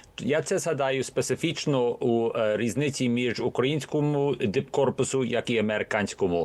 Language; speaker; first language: Ukrainian; early bilingual, heritage; Ukrainian